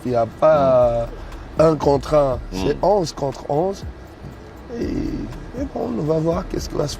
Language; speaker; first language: French; non-native, fluent; Portuguese